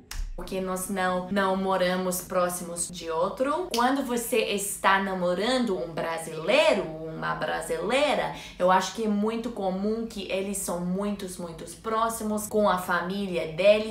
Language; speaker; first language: Portuguese; non-native, learner; English